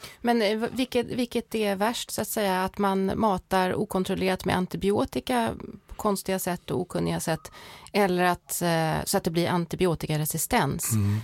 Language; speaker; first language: Swedish; native; Swedish